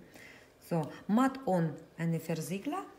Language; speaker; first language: German; non-native, fluent; Russian